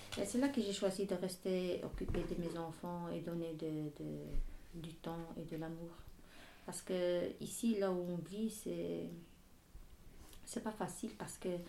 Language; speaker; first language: French; non-native, learner; Arabic